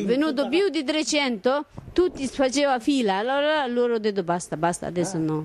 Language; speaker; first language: Italian; non-native, learner; Tibetan